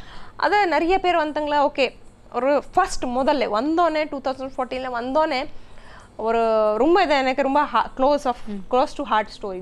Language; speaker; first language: Tamil; non-native, learner; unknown